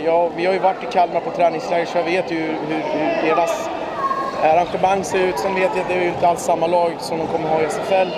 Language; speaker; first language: Swedish; native; Swedish